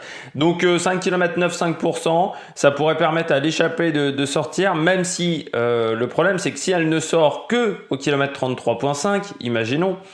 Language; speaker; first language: French; native; French